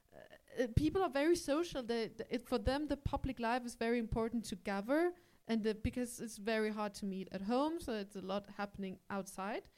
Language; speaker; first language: English; early bilingual, heritage; English